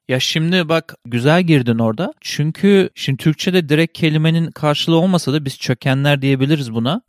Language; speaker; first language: Turkish; native; Turkish